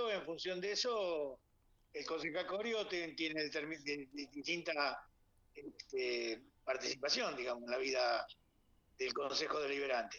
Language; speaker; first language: Spanish; native; Spanish